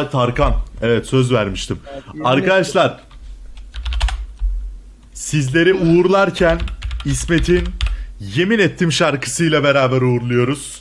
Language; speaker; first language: Turkish; native; Turkish